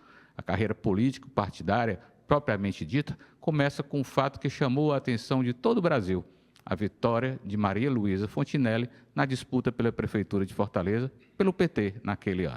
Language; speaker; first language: Portuguese; native; Portuguese